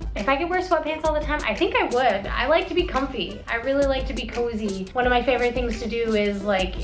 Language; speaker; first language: English; native; English